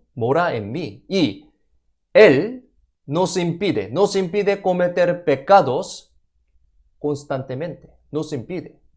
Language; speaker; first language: Spanish; non-native, fluent; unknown